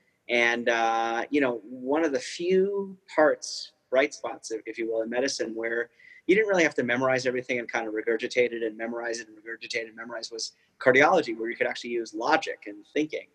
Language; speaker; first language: English; native; English